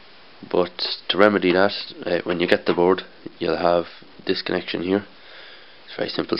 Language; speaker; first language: English; native; English